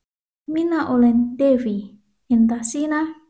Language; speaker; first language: Finnish; non-native, learner; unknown